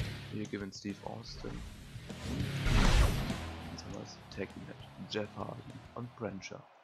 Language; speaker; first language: German; native; German